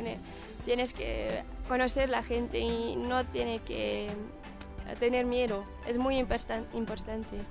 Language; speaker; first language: Spanish; non-native, learner; Dutch